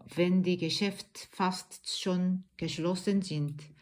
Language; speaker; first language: German; non-native, learner; Korean